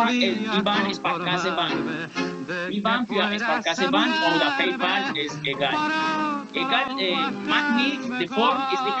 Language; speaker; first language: German; non-native, learner; Spanish